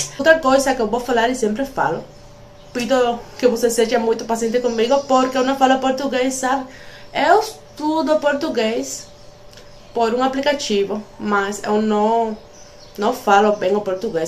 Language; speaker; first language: Portuguese; non-native, learner; Spanish